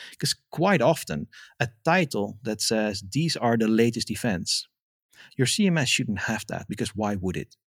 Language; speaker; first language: English; non-native, fluent; Dutch